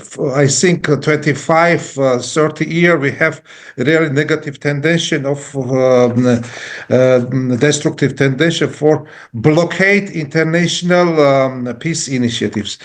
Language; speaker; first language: English; non-native, learner; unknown